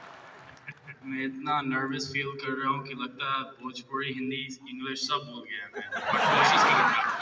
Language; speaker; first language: Hindi; non-native, fluent; English